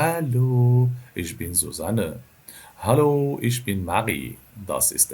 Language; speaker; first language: German; non-native, fluent; Arabic